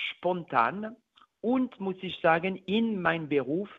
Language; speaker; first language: German; non-native, learner; French